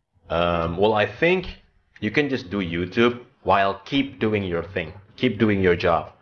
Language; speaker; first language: English; non-native, fluent; Indonesian